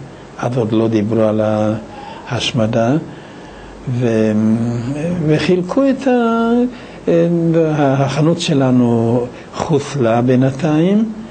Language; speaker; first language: Hebrew; non-native, fluent; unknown